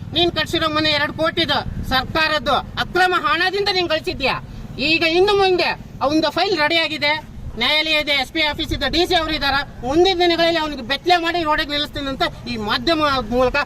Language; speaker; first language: Kannada; non-native, local second language; Lambadi